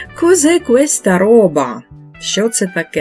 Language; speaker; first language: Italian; non-native, fluent; Ukrainian